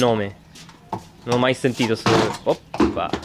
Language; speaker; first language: Italian; non-native, fluent; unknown